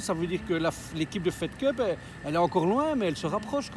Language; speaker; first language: French; native; French